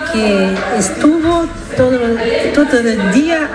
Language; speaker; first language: Spanish; non-native, learner; Italian